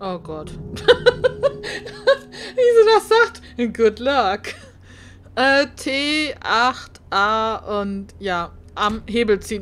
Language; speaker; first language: German; native; German